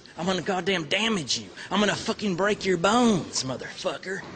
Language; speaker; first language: English; native; English